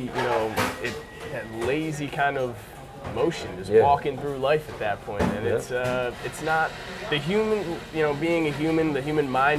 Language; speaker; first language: English; native; English